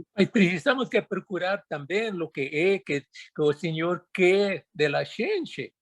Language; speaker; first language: Portuguese; non-native, learner; Spanish